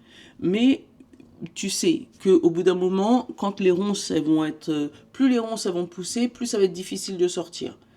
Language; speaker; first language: French; native; French